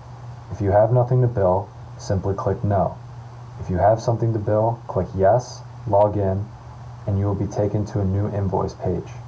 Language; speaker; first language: English; native; English